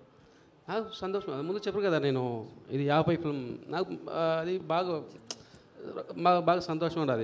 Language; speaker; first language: Telugu; non-native, learner; Tamil